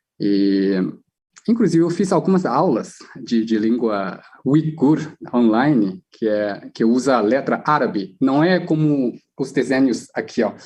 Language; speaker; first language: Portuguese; non-native, fluent; Chinese